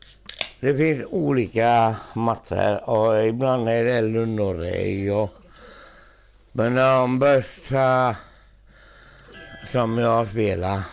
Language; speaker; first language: Swedish; non-native, local second language; Finnish